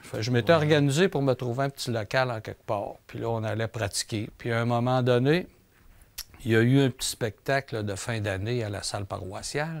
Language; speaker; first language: French; native; French